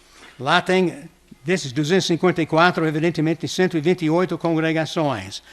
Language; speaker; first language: Portuguese; non-native, fluent; English